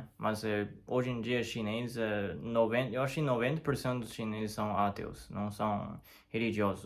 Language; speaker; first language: Portuguese; non-native, learner; Chinese